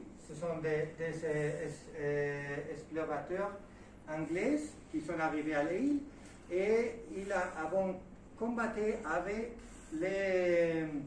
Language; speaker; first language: French; non-native, learner; Spanish